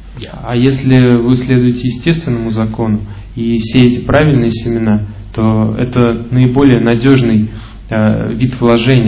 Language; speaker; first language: Russian; native; Russian